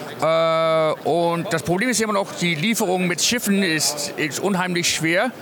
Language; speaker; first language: German; non-native, fluent; English